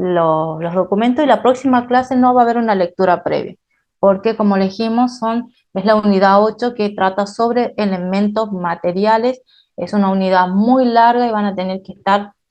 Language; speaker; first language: Spanish; native; Spanish